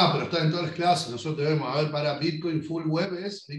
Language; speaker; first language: Spanish; native; Spanish